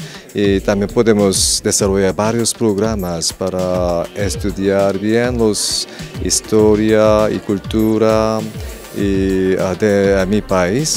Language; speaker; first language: Spanish; non-native, learner; Korean